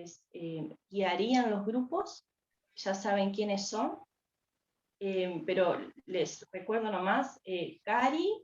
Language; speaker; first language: Spanish; native; Spanish